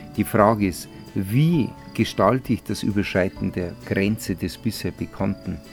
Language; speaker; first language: German; native; German